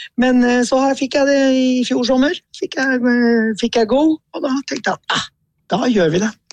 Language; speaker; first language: Norwegian; native; Norwegian